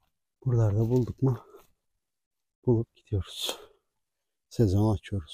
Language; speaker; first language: Turkish; native; Turkish